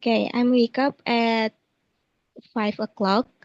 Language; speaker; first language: English; non-native, learner; Indonesian